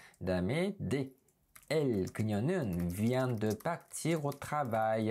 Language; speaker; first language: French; non-native, fluent; Korean